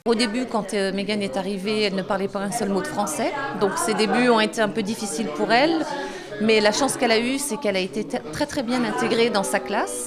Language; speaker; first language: French; native; French